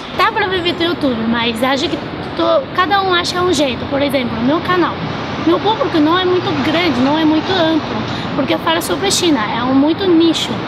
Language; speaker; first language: Portuguese; non-native, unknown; Chinese